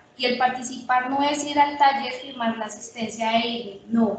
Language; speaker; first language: Spanish; native; Spanish